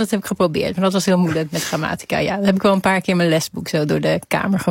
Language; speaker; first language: Dutch; native; Dutch